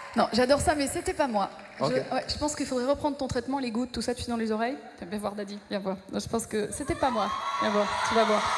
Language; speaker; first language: French; native; French